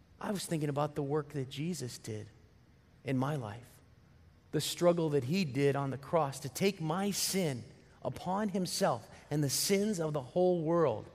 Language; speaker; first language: English; native; English